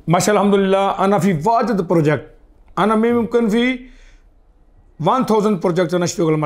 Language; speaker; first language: Arabic; non-native, learner; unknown